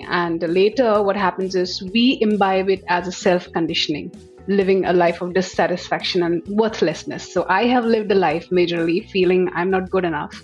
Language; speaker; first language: English; non-native, local second language; Assamese